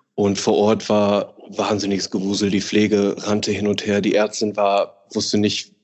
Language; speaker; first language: German; native; German